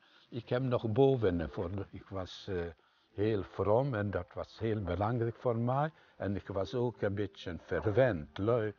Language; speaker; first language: Dutch; non-native, fluent; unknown